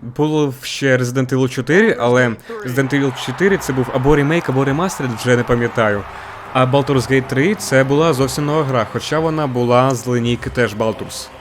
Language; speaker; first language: Ukrainian; non-native, local second language; Russian